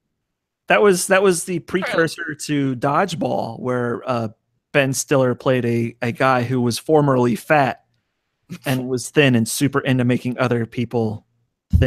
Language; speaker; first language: English; native; English